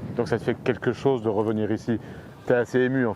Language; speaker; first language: French; native; French